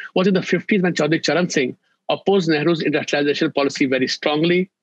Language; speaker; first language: English; non-native, local second language; Hindi